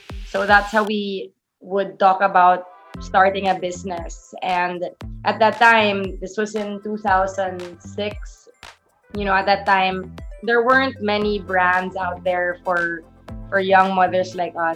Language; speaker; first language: English; non-native, local second language; Filipino